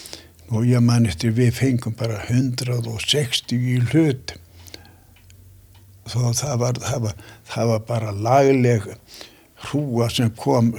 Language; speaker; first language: Icelandic; native; Icelandic